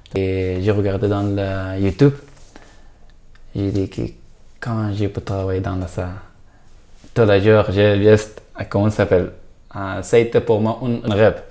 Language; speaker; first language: French; non-native, learner; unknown